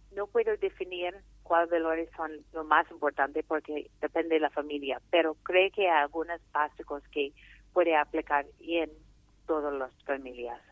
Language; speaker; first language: Spanish; non-native, fluent; English